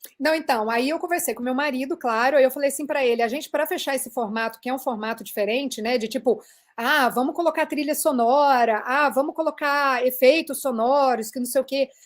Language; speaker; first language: Portuguese; native; Portuguese